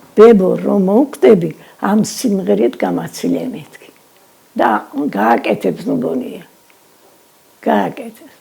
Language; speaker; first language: Georgian; non-native, local second language; Mingrelian